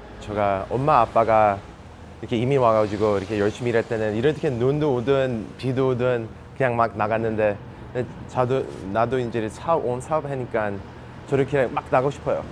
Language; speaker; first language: Korean; early bilingual, heritage; English